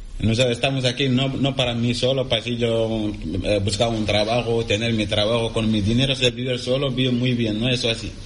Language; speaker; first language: Spanish; non-native, learner; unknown